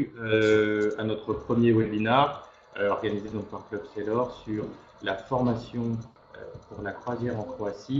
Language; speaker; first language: French; native; French